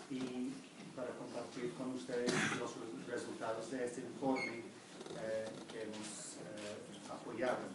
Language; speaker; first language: Spanish; non-native, fluent; English